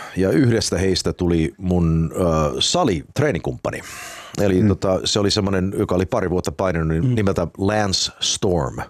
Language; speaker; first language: Finnish; early bilingual, heritage; Finnish